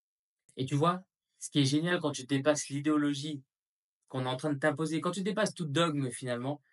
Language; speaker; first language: French; native; French